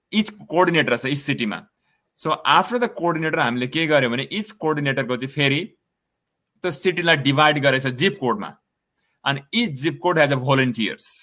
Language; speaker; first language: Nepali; native; Nepali